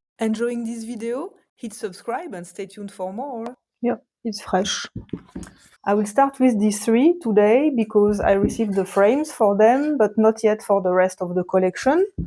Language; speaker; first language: English; non-native, fluent; French